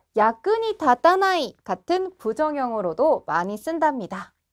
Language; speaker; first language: Korean; native; Korean